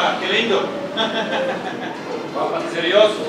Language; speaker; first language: Spanish; non-native, learner; Serbian